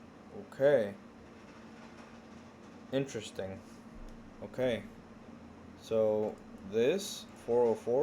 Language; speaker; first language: English; early bilingual, other home language; Spanish